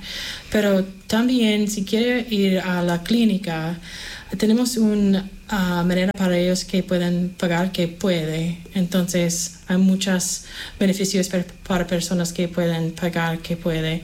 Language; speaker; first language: Spanish; non-native, fluent; English